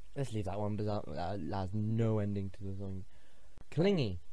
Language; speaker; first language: English; native; English